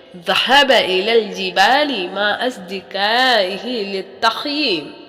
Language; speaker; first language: Arabic; non-native, fluent; Urdu